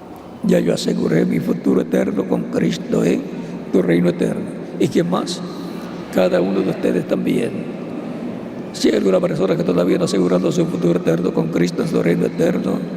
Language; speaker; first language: Spanish; native; Spanish